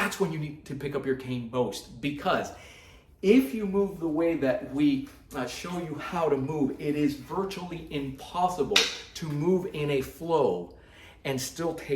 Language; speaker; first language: English; native; English